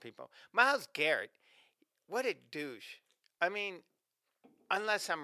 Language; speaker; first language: English; native; English